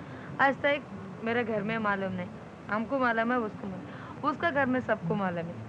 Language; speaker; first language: Hindi; non-native, local second language; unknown